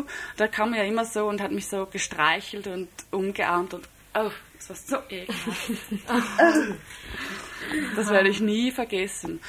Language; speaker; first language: German; non-native, fluent; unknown